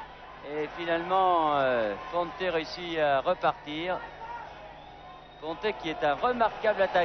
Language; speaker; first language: French; native; French